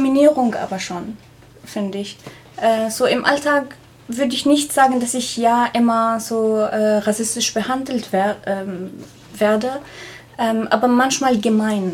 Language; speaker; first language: German; non-native, fluent; Arabic